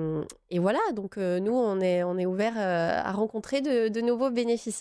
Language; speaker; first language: French; native; French